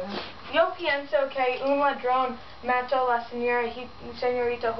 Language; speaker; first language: Spanish; non-native, learner; English